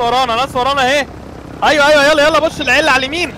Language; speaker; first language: Arabic; native; Arabic